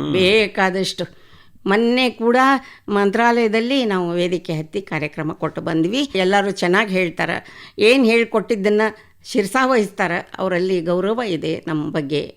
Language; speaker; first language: Kannada; native; Kannada